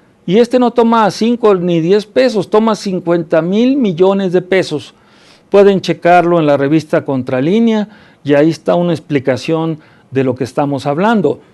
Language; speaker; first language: Spanish; native; Spanish